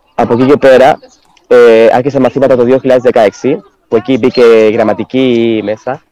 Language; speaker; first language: Greek; non-native, fluent; Spanish